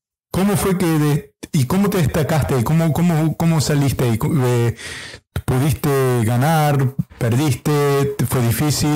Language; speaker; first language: Spanish; early bilingual, heritage; Spanish